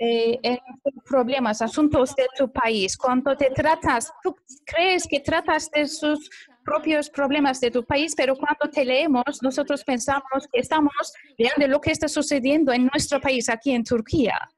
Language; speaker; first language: Spanish; non-native, fluent; Turkish